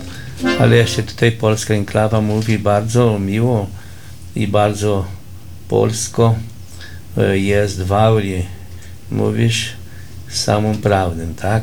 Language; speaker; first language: Polish; early bilingual, heritage; Polish